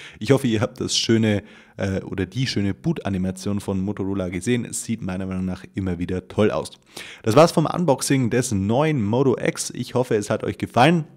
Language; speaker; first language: German; native; German